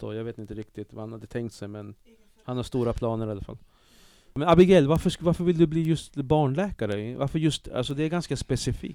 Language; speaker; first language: Swedish; native; Swedish